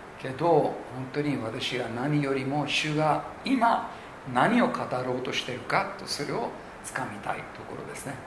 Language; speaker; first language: Japanese; non-native, local second language; English